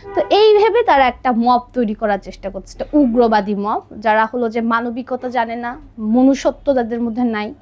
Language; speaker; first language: Bangla; non-native, local second language; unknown